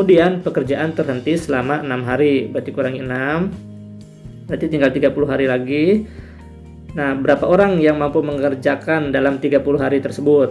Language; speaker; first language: Indonesian; native; Indonesian